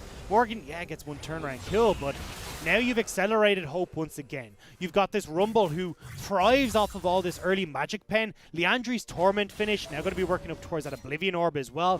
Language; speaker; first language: English; native; English